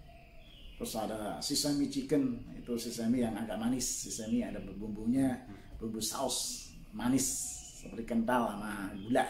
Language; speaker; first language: Indonesian; non-native, local second language; Javanese